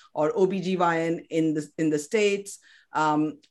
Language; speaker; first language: English; non-native, local second language; Kannada